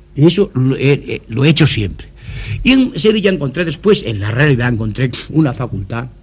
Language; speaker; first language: Spanish; non-native, local second language; Galician